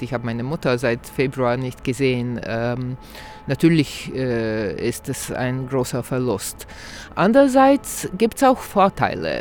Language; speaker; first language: German; non-native, fluent; Croatian